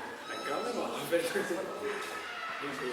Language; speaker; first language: French; non-native, fluent; Spanish